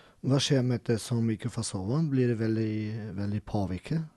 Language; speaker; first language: Norwegian; non-native, learner; German